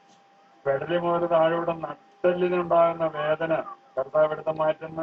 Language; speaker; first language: Malayalam; native; Malayalam